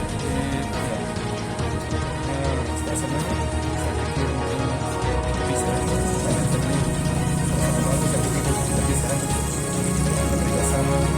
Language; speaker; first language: Indonesian; non-native, fluent; Portuguese